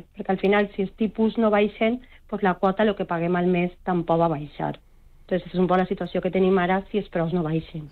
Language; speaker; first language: Catalan; non-native, local second language; Spanish